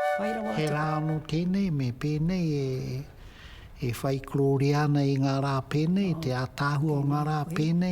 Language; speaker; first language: Māori; native; Māori